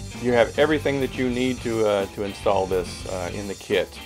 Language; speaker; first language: English; native; English